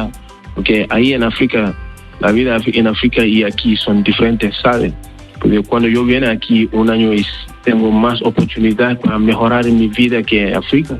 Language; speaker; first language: Spanish; non-native, learner; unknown